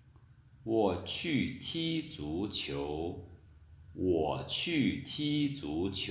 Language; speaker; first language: Chinese; non-native, fluent; Lao